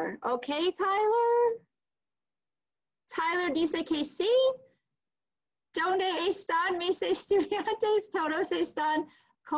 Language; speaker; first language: Spanish; non-native, fluent; English